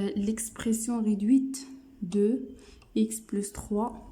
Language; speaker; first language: French; non-native, local second language; Arabic